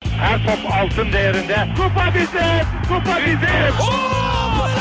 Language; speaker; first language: Turkish; native; Turkish